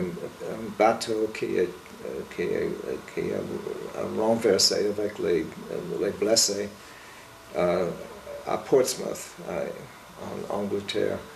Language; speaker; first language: French; non-native, fluent; English